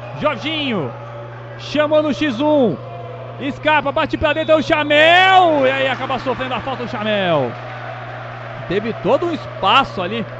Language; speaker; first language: Portuguese; native; Portuguese